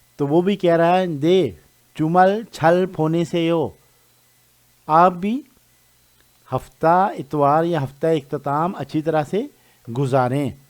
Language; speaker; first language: Urdu; non-native, local second language; Punjabi